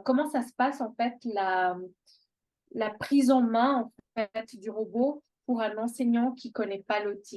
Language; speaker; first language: French; native; French